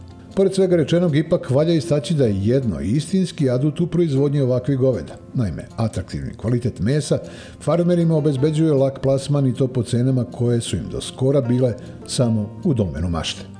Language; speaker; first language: Serbian; native; Serbian